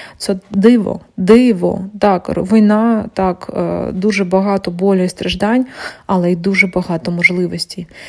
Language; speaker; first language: Ukrainian; non-native, local second language; Russian